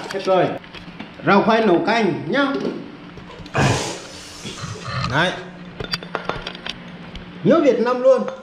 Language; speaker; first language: Vietnamese; non-native, learner; Portuguese